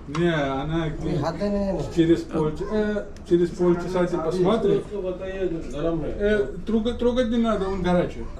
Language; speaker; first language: Russian; non-native, learner; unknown